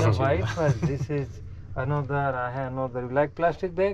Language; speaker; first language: English; non-native, learner; Hindi